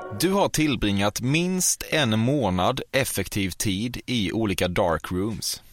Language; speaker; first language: Swedish; native; Swedish